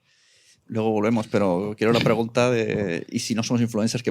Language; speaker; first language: Spanish; native; Spanish